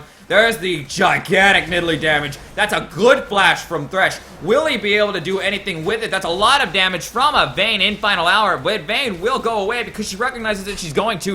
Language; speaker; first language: English; native; English